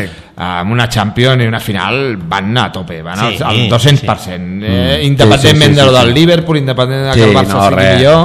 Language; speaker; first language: Catalan; native; Catalan